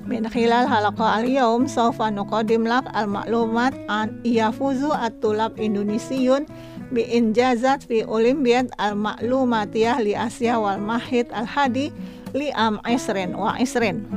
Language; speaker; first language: Arabic; non-native, fluent; Indonesian